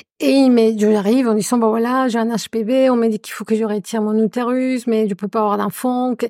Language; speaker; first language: French; non-native, fluent; Spanish